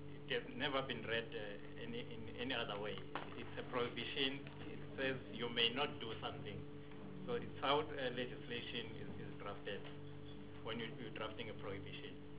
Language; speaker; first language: English; non-native, local second language; Afrikaans